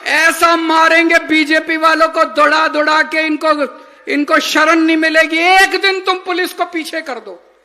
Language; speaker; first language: Hindi; native; Hindi